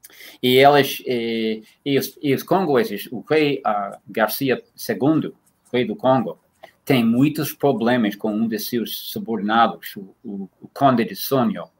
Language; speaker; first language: Portuguese; non-native, fluent; English